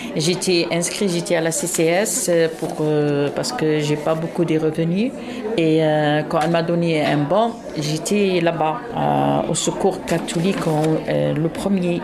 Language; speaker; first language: French; non-native, local second language; Arabic